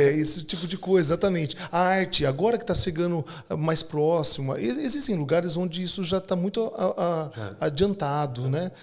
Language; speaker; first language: Portuguese; native; Portuguese